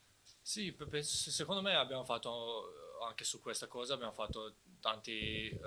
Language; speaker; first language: Italian; non-native, fluent; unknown